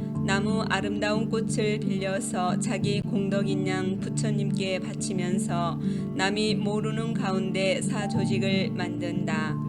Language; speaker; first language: Korean; native; Korean